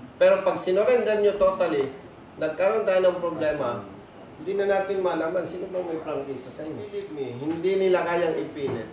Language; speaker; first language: Filipino; native; Filipino